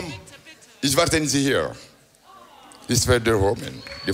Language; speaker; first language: German; non-native, learner; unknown